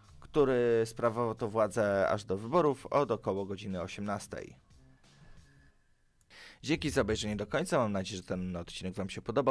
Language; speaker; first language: Polish; native; Polish